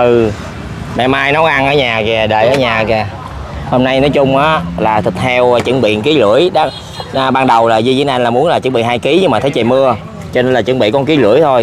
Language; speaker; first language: Vietnamese; native; Vietnamese